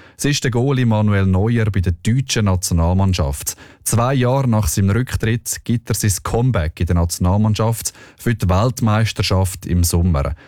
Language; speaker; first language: German; native; German